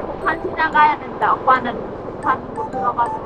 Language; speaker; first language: Korean; non-native, learner; Khmer